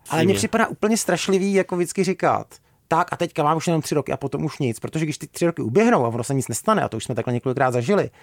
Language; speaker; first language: Czech; native; Czech